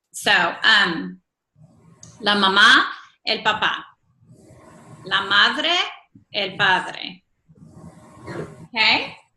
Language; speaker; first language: Spanish; non-native, fluent; English